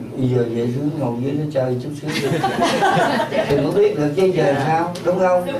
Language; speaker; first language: Vietnamese; early bilingual, heritage; Vietnamese